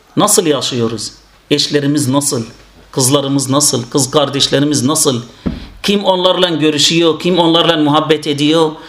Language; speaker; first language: Turkish; non-native, fluent; Arabic